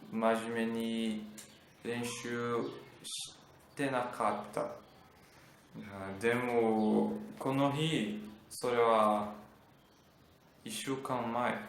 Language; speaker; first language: Japanese; non-native, learner; Portuguese